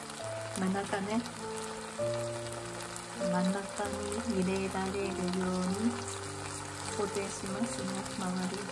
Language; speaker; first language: Japanese; non-native, fluent; Chinese